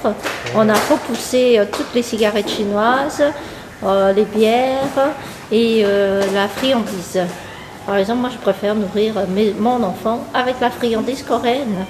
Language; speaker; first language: French; non-native, fluent; Korean